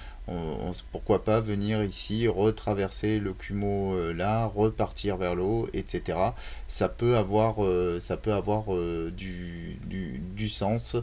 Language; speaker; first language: French; native; French